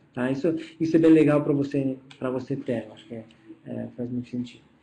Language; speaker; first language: Portuguese; non-native, fluent; Italian